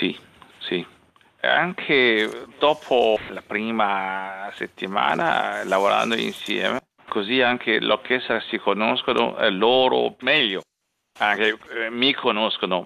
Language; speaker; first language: Italian; non-native, learner; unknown